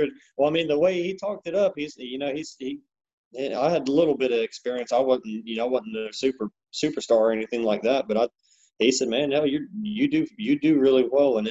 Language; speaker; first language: English; native; English